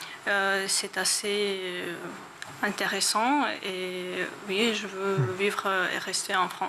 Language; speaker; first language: French; non-native, learner; Ukrainian